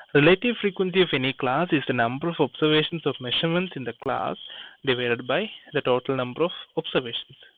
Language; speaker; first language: English; non-native, local second language; Malayalam